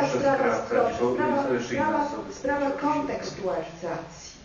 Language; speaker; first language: Polish; native; Polish